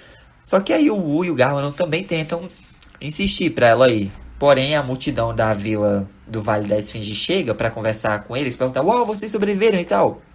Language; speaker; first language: Portuguese; native; Portuguese